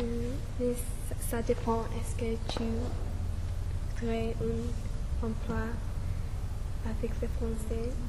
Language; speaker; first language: French; non-native, learner; English